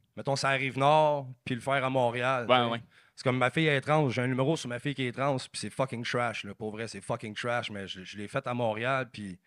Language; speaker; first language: French; native; French